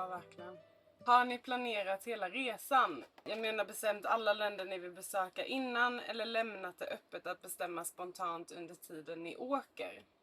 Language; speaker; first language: Swedish; native; Swedish